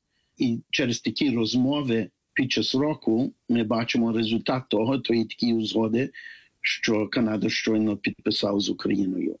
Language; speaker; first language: Ukrainian; early bilingual, heritage; Ukrainian